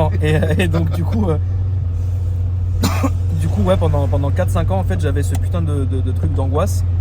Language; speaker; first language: French; native; French